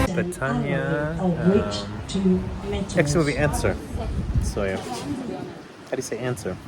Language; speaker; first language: Polish; non-native, learner; English